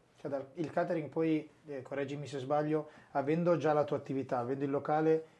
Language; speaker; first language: Italian; native; Italian